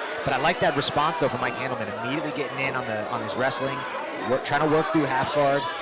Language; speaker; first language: English; native; English